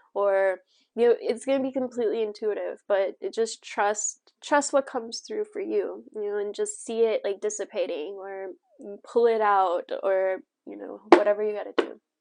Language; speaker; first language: English; native; English